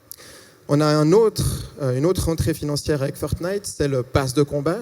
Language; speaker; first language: French; native; French